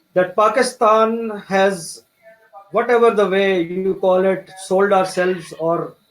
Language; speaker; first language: English; non-native, local second language; Urdu